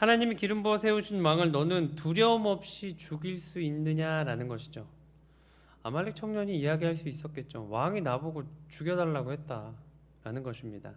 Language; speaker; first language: Korean; native; Korean